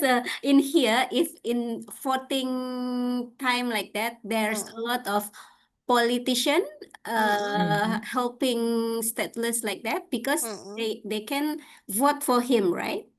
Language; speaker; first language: English; non-native, learner; Indonesian